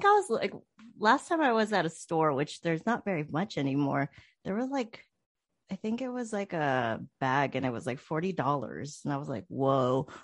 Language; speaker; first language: English; native; English